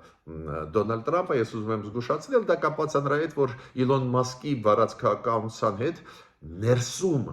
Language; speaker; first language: Armenian; native; Armenian